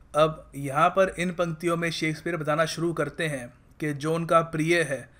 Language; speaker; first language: Hindi; native; Hindi